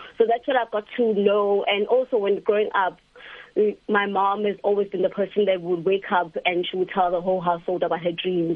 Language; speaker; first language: English; non-native, local second language; Zulu